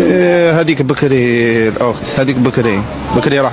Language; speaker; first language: Arabic; native; Arabic